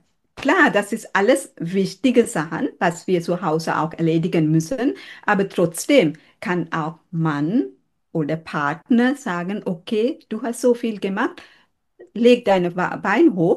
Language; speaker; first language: German; non-native, learner; Sinhala